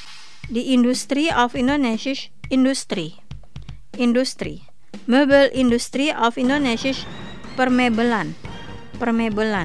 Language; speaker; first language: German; non-native, fluent; Indonesian